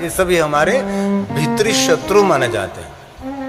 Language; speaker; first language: Hindi; non-native, local second language; Gujarati